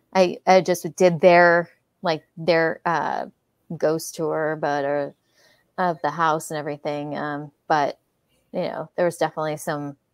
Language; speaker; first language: English; native; English